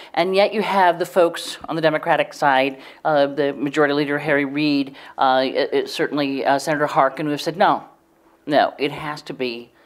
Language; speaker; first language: English; native; English